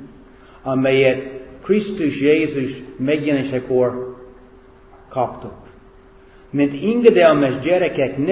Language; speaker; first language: Hungarian; non-native, fluent; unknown